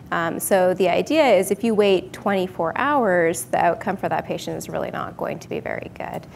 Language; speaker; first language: English; native; English